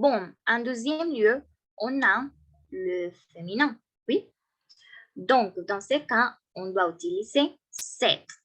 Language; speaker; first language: French; non-native, learner; Spanish